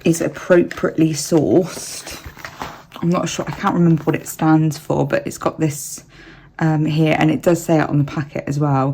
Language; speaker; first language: English; native; English